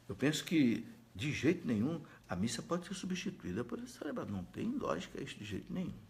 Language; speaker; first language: Portuguese; native; Portuguese